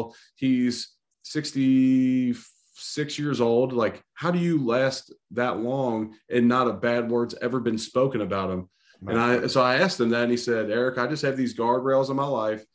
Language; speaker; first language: English; native; English